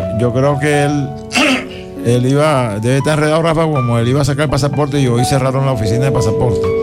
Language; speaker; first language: Spanish; native; Spanish